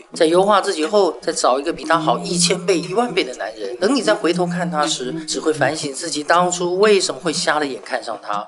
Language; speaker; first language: Chinese; native; Chinese